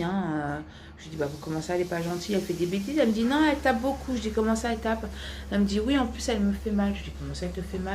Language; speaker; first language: French; native; French